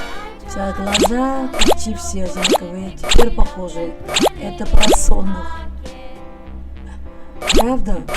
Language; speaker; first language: Russian; non-native, learner; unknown